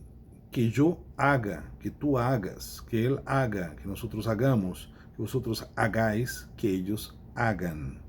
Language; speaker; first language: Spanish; non-native, fluent; Portuguese